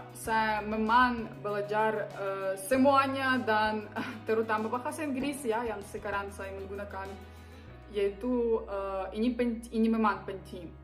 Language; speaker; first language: Indonesian; non-native, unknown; Ukrainian